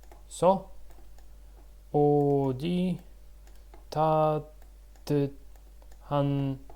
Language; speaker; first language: Korean; non-native, learner; Russian